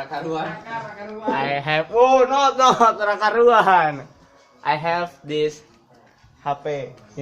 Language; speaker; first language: English; non-native, learner; Indonesian